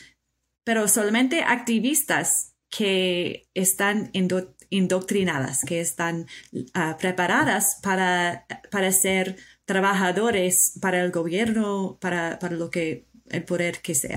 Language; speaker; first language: Spanish; non-native, fluent; English